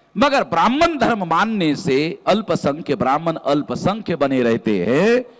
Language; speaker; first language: Hindi; non-native, local second language; Marathi